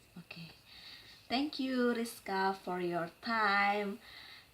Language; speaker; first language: English; non-native, learner; Indonesian